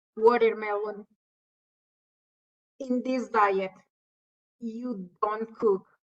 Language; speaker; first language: English; non-native, learner; Spanish